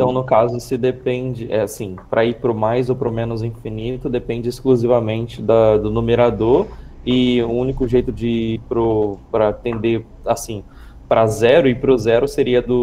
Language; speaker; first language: Portuguese; native; Portuguese